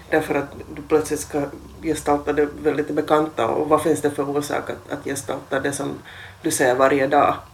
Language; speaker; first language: Swedish; native; Swedish